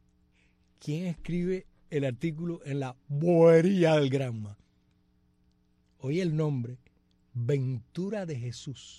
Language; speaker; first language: Spanish; native; Spanish